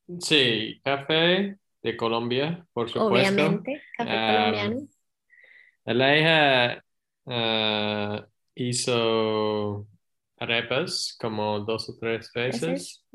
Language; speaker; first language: Spanish; non-native, learner; English